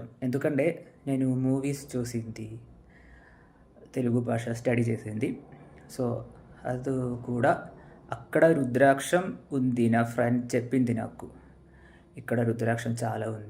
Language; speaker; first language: Telugu; non-native, learner; Malayalam